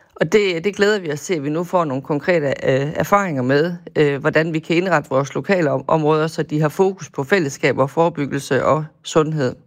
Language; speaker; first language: Danish; native; Danish